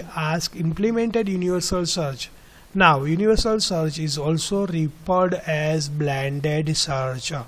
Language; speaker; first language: English; non-native, local second language; Gujarati